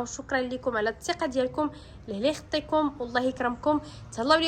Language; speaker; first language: Arabic; native; Arabic